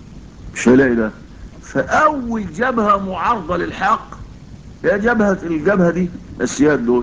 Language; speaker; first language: Arabic; native; Arabic